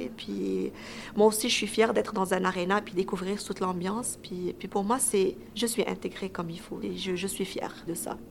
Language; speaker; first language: French; non-native, local second language; Arabic